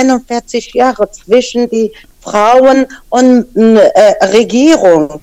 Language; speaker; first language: German; non-native, fluent; Persian